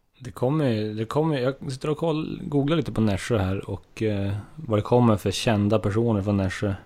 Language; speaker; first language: Swedish; native; Swedish